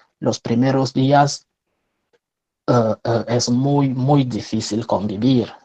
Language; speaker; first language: Spanish; non-native, fluent; French